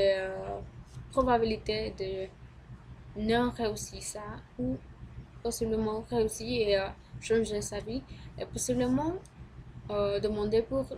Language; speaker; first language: French; non-native, learner; Spanish